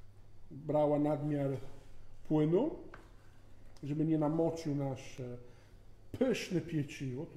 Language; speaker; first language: Polish; non-native, fluent; Italian